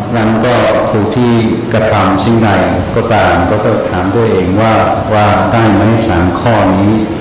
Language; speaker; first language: Thai; non-native, fluent; English